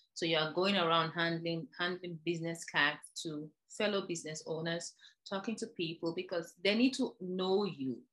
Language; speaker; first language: English; non-native, local second language; Igbo